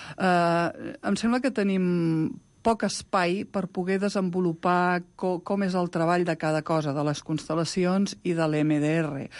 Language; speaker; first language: Catalan; non-native, local second language; Spanish